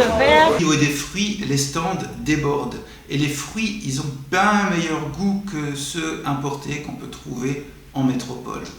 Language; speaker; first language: French; native; French